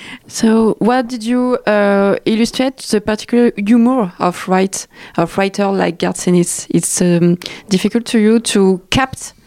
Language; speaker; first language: English; non-native, learner; French